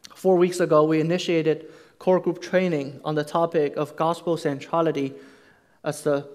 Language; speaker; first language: English; non-native, fluent; Chinese